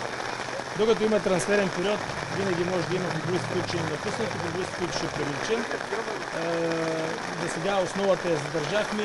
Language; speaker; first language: Bulgarian; native; Bulgarian